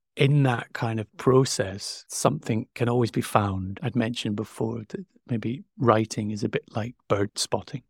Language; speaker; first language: English; native; English